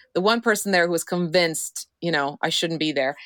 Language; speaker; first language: English; non-native, fluent; Croatian